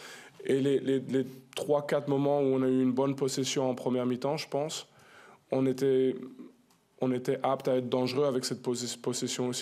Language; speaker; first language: French; native; French